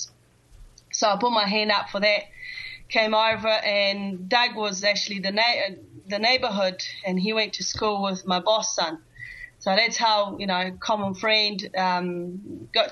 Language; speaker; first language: English; non-native, fluent; Portuguese